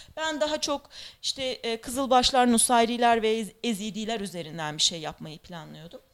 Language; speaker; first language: Turkish; native; Turkish